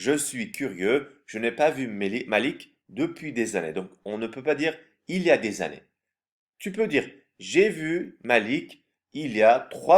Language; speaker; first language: French; non-native, fluent; Turkish